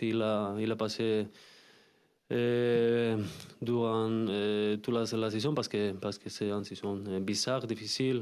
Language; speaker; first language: French; non-native, fluent; Spanish